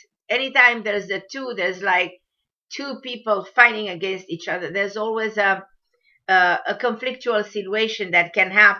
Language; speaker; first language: English; non-native, fluent; Romanian